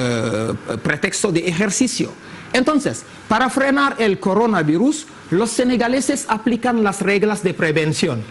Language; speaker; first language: Spanish; non-native, fluent; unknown